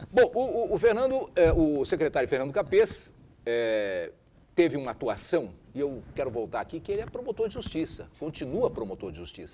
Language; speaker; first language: Portuguese; native; Portuguese